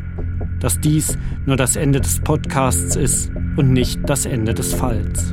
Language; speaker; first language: German; native; German